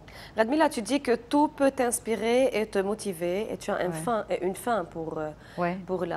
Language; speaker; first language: French; non-native, local second language; Arabic